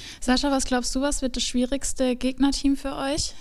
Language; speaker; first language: German; native; German